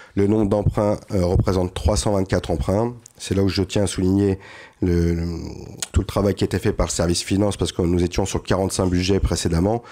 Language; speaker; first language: French; native; French